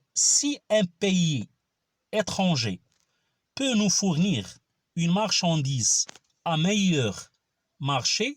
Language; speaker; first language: French; non-native, local second language; Arabic